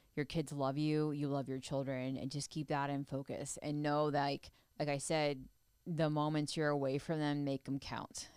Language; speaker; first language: English; native; English